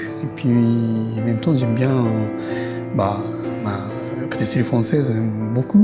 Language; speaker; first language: French; non-native, fluent; Japanese